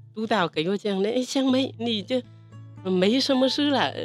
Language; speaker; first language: Chinese; non-native, learner; Vietnamese